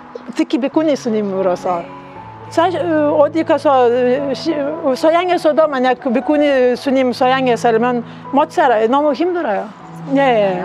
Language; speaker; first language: Korean; non-native, learner; Lithuanian